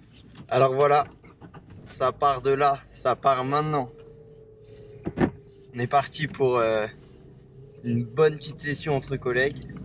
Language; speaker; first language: French; native; French